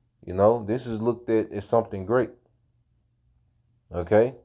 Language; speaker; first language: English; native; English